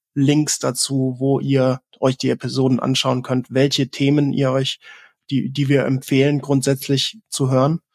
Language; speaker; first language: German; native; German